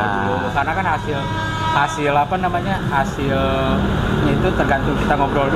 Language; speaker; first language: Indonesian; native; Indonesian